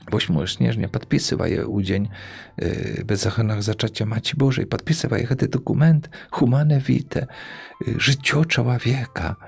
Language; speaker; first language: Polish; non-native, local second language; Belarusian